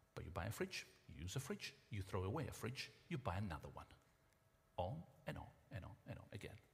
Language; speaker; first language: English; non-native, fluent; Italian